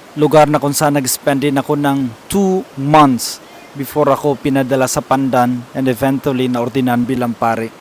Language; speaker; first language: Filipino; non-native, local second language; Kinaray-a